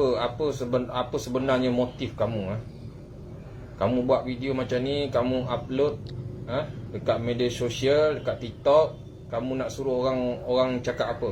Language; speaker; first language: Malay; native; Malay